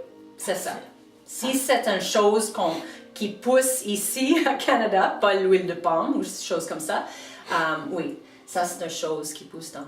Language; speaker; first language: French; non-native, local second language; English